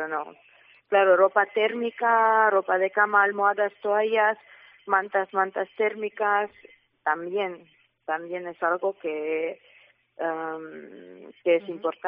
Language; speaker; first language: Spanish; non-native, fluent; Ukrainian